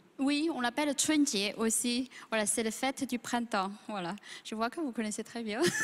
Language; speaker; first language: French; non-native, fluent; Chinese